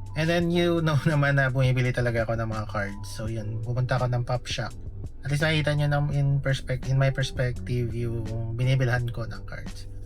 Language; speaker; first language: Filipino; non-native, local second language; Hiligaynon